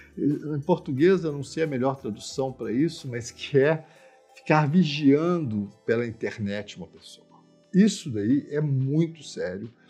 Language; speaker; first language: Portuguese; native; Portuguese